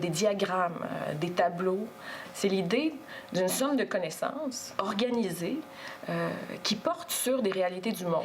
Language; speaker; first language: French; native; French